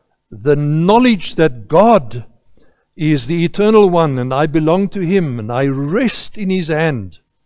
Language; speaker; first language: English; non-native, local second language; Afrikaans